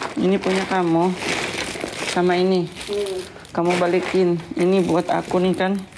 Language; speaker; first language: Indonesian; non-native, learner; Cebuano